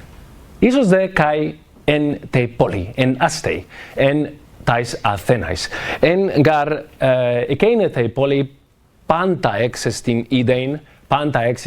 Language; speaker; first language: Greek; non-native, fluent; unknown